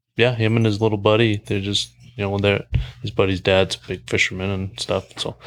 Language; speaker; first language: English; native; English